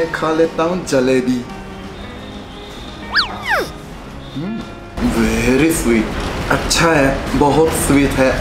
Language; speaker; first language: Hindi; non-native, fluent; Japanese